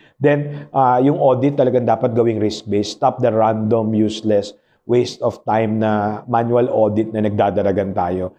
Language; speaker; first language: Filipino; non-native, local second language; Pampanga